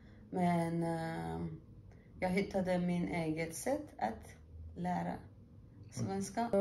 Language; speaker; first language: Swedish; non-native, learner; Persian